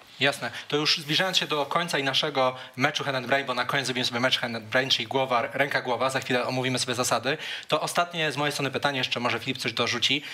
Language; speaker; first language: Polish; native; Polish